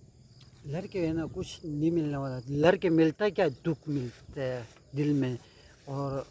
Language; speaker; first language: Hindi; non-native, local second language; Tibetan